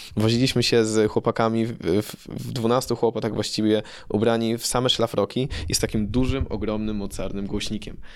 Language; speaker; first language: Polish; early bilingual, heritage; Polish